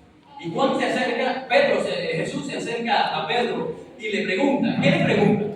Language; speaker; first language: Spanish; native; Spanish